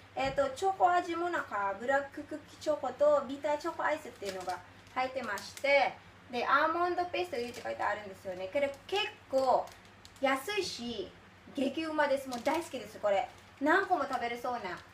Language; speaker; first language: Japanese; non-native, fluent; Filipino